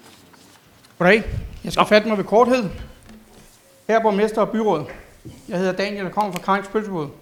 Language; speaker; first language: Danish; native; Danish